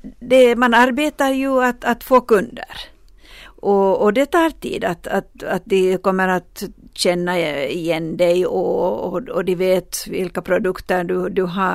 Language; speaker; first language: Swedish; non-native, local second language; Finnish